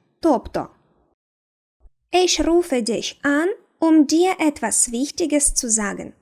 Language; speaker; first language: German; non-native, fluent; Ukrainian